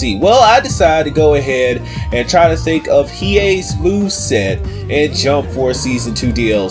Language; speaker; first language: English; native; English